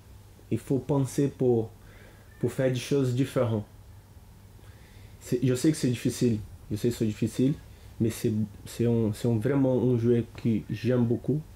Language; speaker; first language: French; non-native, learner; Portuguese